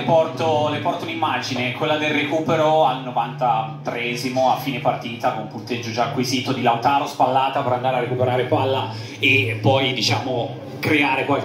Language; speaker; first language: Italian; native; Italian